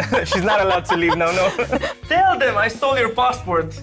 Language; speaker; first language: English; non-native, fluent; Romanian